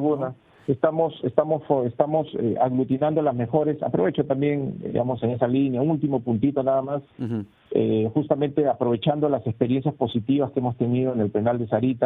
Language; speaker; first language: Spanish; native; Spanish